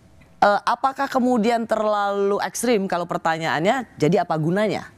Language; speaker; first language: Indonesian; native; Indonesian